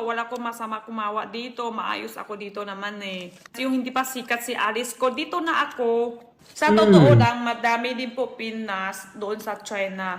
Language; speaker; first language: Filipino; non-native, learner; Chinese